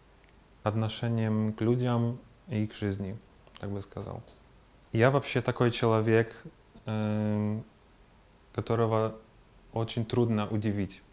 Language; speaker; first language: Russian; non-native, fluent; Polish